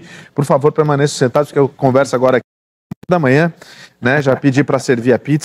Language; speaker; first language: Portuguese; native; Portuguese